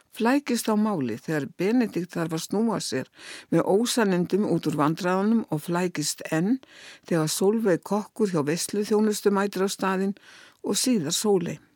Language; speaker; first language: Icelandic; native; Icelandic